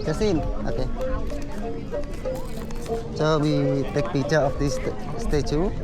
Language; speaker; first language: English; non-native, learner; Indonesian